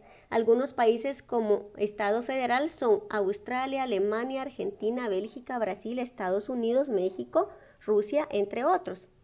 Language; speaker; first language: Spanish; native; Spanish